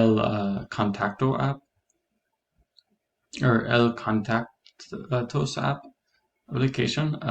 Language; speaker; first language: Spanish; non-native, learner; English